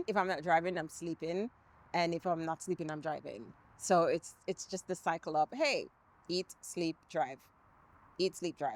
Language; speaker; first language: English; native; English